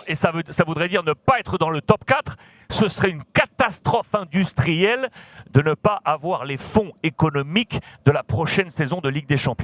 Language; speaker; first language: French; native; French